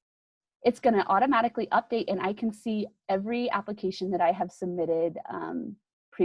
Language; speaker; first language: English; native; English